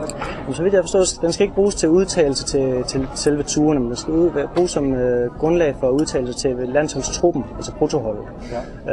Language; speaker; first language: Danish; native; Danish